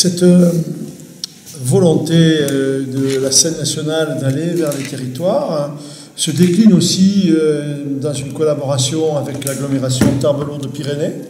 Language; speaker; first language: French; native; French